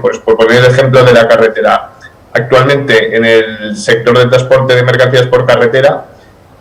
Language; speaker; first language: Spanish; native; Spanish